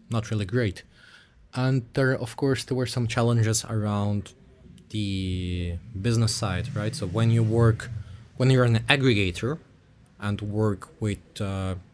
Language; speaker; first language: English; early bilingual, other home language; Russian